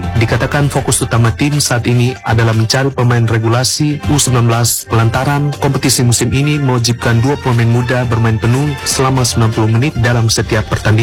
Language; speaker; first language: Indonesian; native; Indonesian